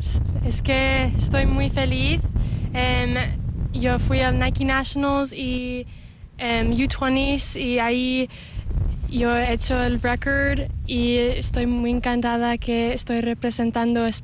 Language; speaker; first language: Spanish; early bilingual, heritage; English